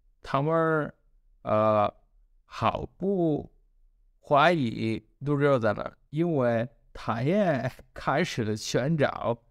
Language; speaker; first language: Chinese; non-native, learner; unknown